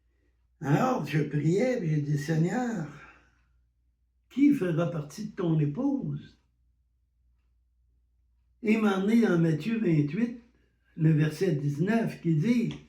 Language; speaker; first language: French; native; French